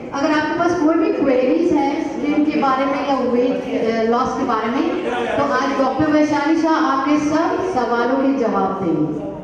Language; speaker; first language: Hindi; non-native, local second language; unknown